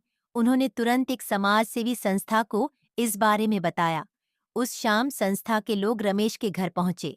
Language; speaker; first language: Hindi; native; Hindi